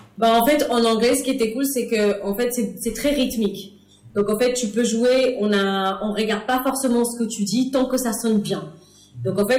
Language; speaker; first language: French; non-native, fluent; English